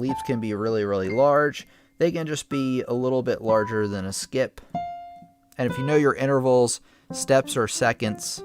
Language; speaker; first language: English; native; English